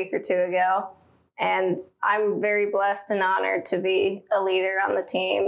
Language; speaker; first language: English; native; English